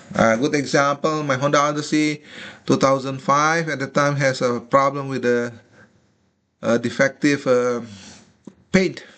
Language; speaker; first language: English; non-native, fluent; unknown